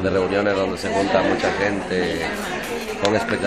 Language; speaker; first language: Spanish; native; Spanish